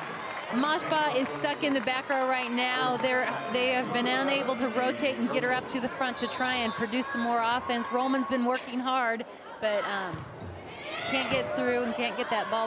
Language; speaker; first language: English; native; English